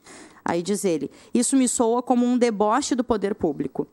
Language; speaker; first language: Portuguese; native; Portuguese